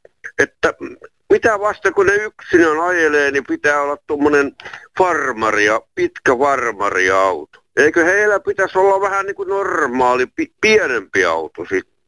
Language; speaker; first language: Finnish; native; Finnish